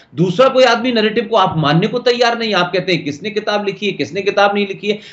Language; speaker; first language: Hindi; native; Hindi